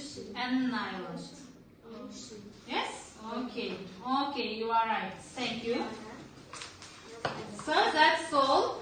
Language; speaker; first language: English; non-native, learner; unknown